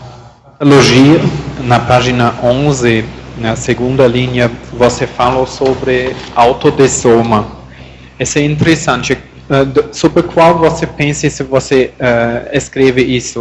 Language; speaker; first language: Portuguese; non-native, learner; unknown